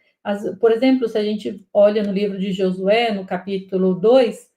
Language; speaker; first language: Portuguese; native; Portuguese